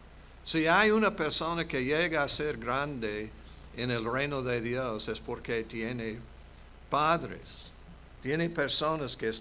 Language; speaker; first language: Spanish; non-native, fluent; English